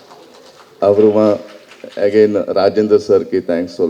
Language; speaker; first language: Tamil; non-native, learner; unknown